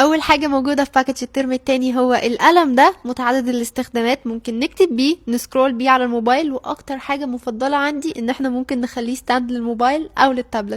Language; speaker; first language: Arabic; native; Arabic